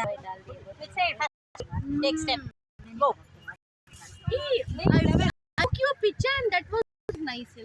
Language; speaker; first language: English; non-native, learner; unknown